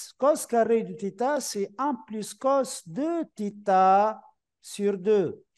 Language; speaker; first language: French; non-native, local second language; Arabic